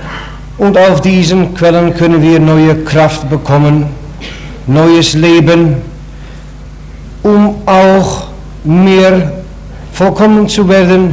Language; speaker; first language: German; non-native, learner; Dutch